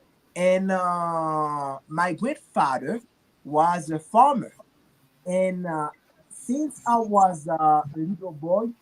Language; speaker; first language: English; non-native, learner; Haitian Creole